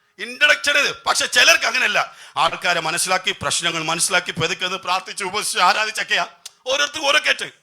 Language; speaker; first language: Malayalam; non-native, local second language; Tamil